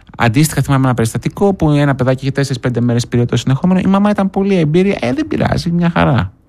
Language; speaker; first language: Greek; native; Greek